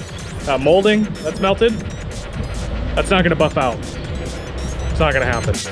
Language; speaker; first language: English; native; English